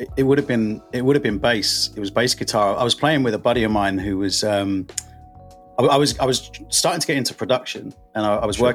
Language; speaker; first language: English; native; English